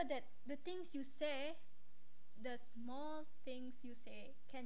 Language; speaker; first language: English; non-native, local second language; Malay